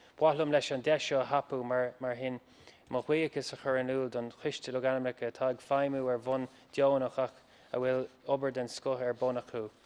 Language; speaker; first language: Irish; non-native, local second language; English